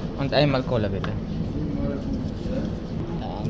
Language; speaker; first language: German; non-native, learner; Filipino